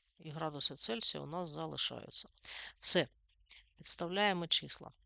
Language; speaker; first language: Ukrainian; non-native, local second language; Russian